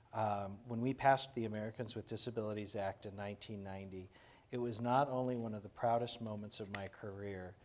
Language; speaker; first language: English; native; English